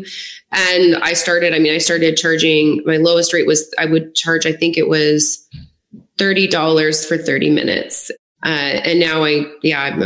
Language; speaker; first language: English; native; English